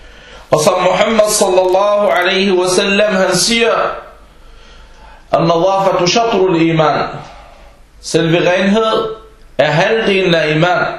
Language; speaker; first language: Danish; non-native, fluent; Arabic